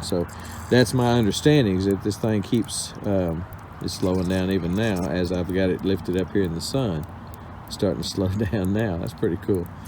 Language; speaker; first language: English; native; English